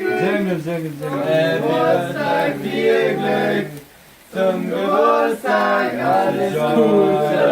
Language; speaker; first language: German; non-native, learner; Turkish